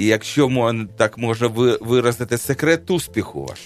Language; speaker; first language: Ukrainian; native; Ukrainian